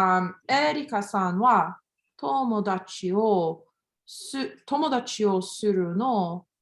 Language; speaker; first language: Japanese; non-native, learner; English